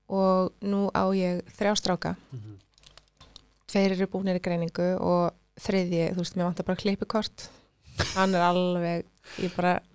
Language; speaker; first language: Icelandic; non-native, local second language; Swedish